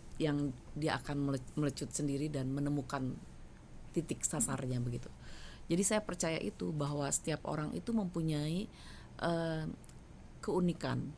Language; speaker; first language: Indonesian; native; Indonesian